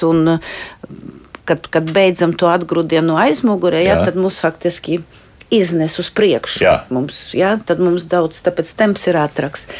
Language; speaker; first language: Latvian; non-native, local second language; Russian